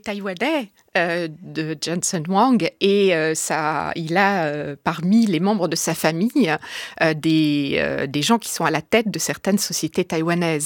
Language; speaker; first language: French; native; French